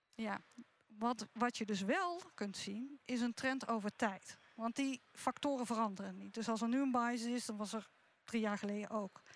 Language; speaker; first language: Dutch; native; Dutch